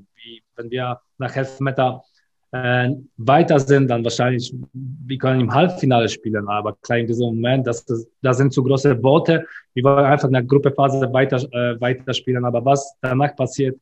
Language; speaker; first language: German; non-native, learner; Polish